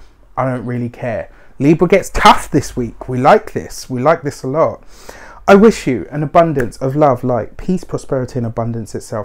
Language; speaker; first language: English; native; English